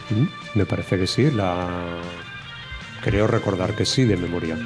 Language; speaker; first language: Spanish; native; Spanish